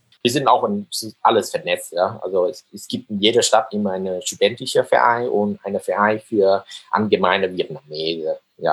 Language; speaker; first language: German; non-native, fluent; Vietnamese